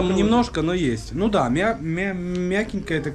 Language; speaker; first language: Russian; native; Russian